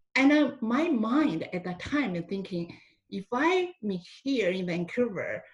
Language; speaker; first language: English; non-native, fluent; Chinese